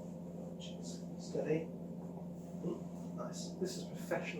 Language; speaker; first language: English; native; English